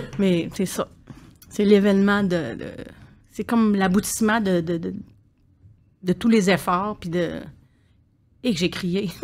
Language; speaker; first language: French; native; French